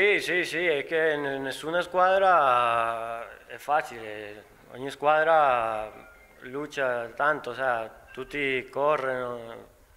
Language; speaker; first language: Italian; non-native, learner; Spanish